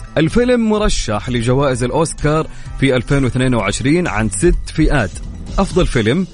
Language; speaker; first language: Arabic; native; Arabic